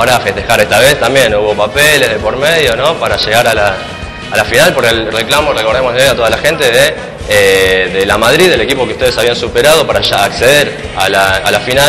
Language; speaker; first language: Spanish; native; Spanish